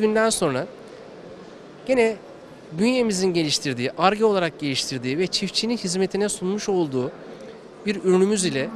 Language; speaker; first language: Turkish; native; Turkish